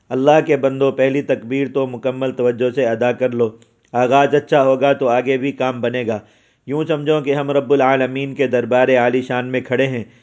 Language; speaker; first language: Urdu; native; Urdu